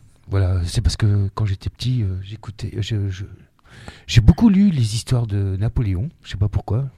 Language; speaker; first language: French; native; French